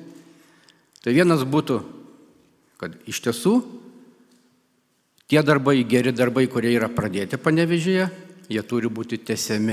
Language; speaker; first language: Lithuanian; native; Lithuanian